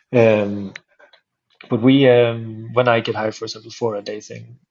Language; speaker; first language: English; non-native, fluent; Icelandic